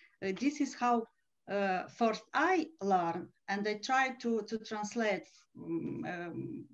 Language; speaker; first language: English; non-native, learner; Romanian